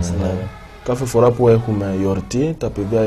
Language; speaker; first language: Greek; non-native, fluent; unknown